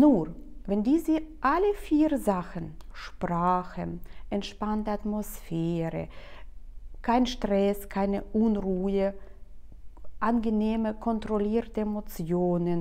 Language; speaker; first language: German; non-native, fluent; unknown